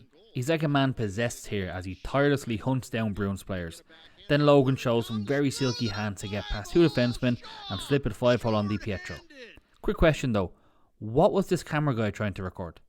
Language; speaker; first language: English; native; English